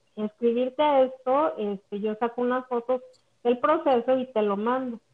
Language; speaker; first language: Spanish; native; Spanish